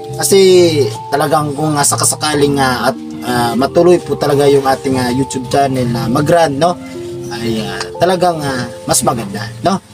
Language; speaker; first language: Filipino; native; Filipino